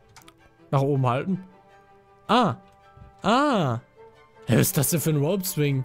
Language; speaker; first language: German; native; German